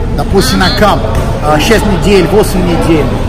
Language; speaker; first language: Russian; non-native, learner; Portuguese